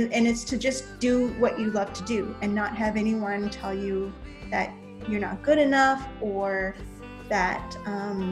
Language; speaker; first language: English; native; English